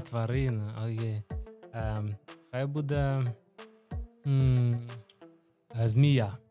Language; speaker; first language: Ukrainian; non-native, local second language; Russian